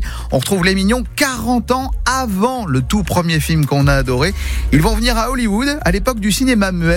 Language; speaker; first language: French; native; French